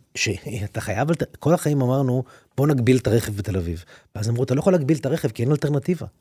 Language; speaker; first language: Hebrew; native; Hebrew